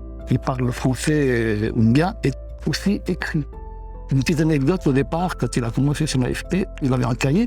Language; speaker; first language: French; native; French